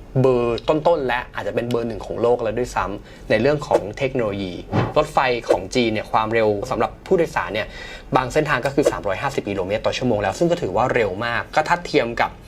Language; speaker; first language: Thai; native; Thai